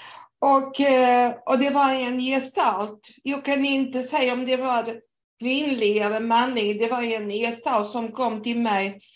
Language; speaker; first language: Swedish; non-native, fluent; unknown